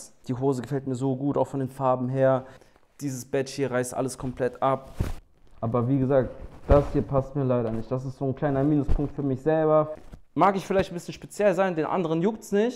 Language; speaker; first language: German; native; German